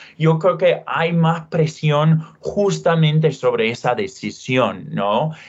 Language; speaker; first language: Spanish; non-native, fluent; English